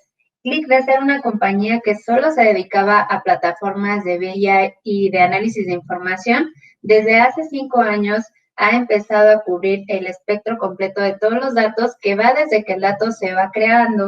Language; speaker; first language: Spanish; native; Spanish